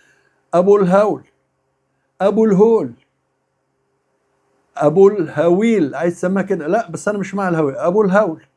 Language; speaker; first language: Arabic; native; Arabic